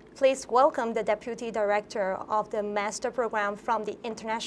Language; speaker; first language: English; non-native, fluent; Thai